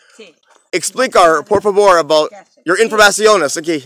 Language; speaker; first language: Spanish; non-native, learner; English